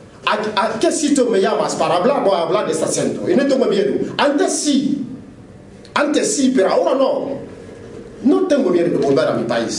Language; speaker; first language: Spanish; non-native, learner; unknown